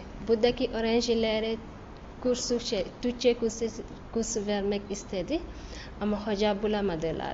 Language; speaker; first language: Turkish; non-native, learner; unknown